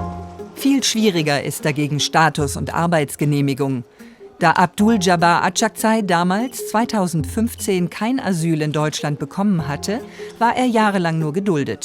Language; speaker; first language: German; native; German